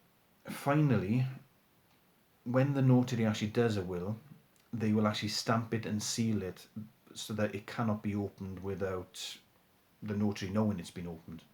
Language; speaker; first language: English; native; English